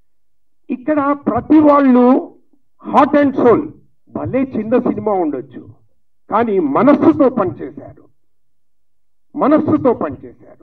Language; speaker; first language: Telugu; native; Telugu